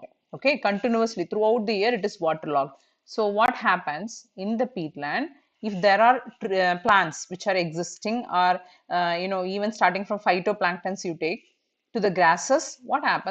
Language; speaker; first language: English; non-native, local second language; Tamil